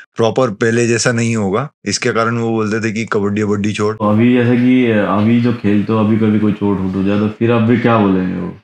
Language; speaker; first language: Hindi; native; Hindi